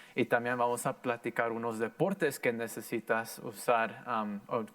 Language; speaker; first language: Spanish; early bilingual, heritage; Spanish